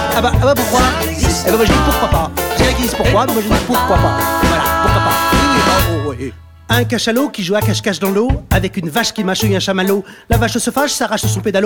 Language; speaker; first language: French; native; French